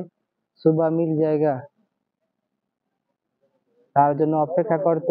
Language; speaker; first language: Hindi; non-native, learner; Bangla